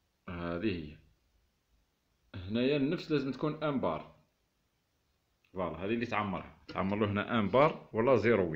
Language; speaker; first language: Arabic; native; Arabic